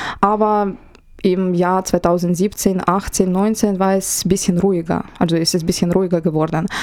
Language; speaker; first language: German; non-native, fluent; Ukrainian